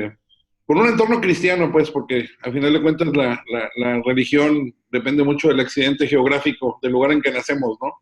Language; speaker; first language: Spanish; native; Spanish